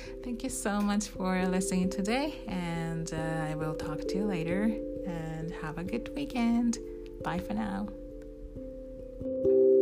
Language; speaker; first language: English; non-native, fluent; Japanese